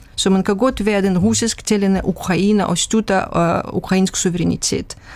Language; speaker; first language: Danish; non-native, fluent; Russian